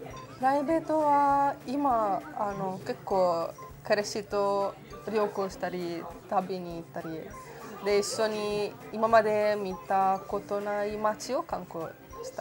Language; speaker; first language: Japanese; non-native, fluent; Italian